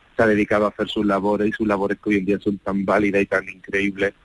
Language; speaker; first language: Spanish; native; Spanish